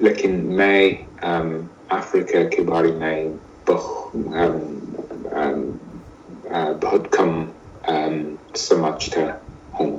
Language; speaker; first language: Hindi; non-native, learner; English